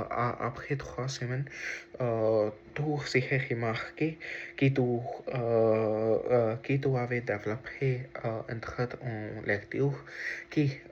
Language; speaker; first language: French; non-native, learner; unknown